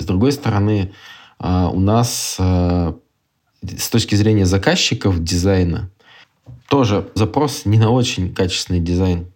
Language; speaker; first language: Russian; native; Russian